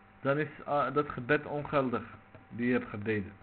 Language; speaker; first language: Dutch; non-native, local second language; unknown